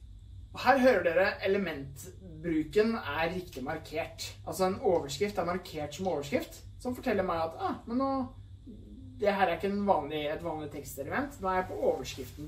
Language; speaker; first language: Norwegian; native; Norwegian